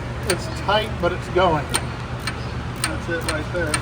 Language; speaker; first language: English; native; English